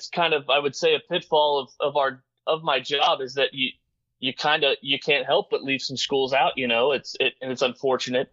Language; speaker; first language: English; native; English